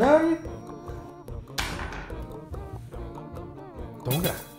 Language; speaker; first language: Korean; non-native, fluent; Italian